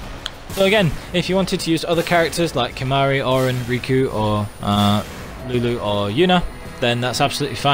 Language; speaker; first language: English; native; English